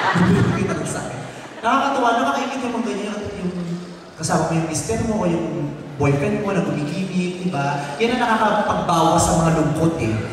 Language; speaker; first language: Filipino; native; Filipino